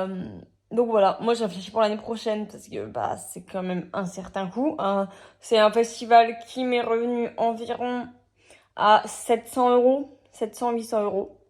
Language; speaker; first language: French; native; French